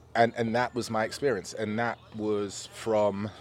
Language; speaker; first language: English; native; English